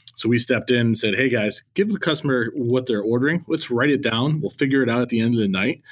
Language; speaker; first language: English; native; English